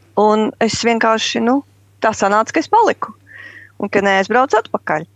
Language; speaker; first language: Latvian; native; Latvian